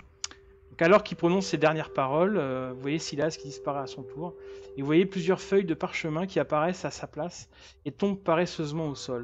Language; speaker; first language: French; native; French